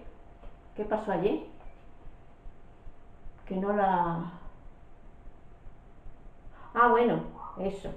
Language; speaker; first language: Spanish; native; Spanish